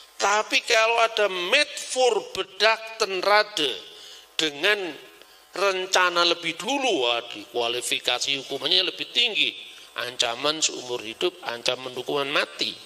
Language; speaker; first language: Indonesian; non-native, local second language; Javanese